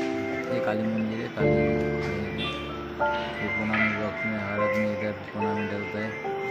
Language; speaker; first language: Hindi; non-native, local second language; Bangla